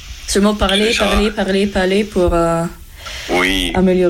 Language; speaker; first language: French; non-native, learner; German